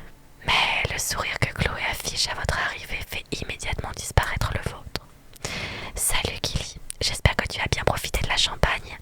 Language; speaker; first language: French; native; French